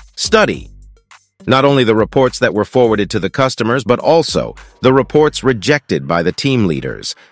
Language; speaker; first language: English; non-native, fluent; Russian